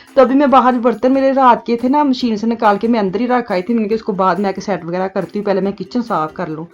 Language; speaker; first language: Urdu; non-native, local second language; Punjabi